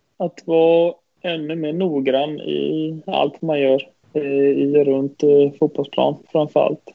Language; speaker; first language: Swedish; native; Swedish